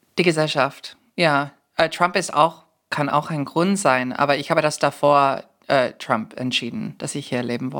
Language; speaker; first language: German; non-native, fluent; English